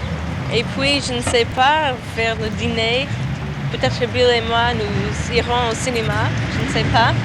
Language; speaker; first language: French; non-native, learner; English